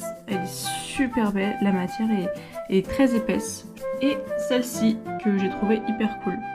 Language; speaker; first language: French; native; French